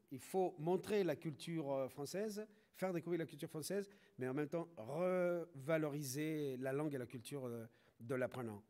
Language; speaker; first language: French; non-native, fluent; Spanish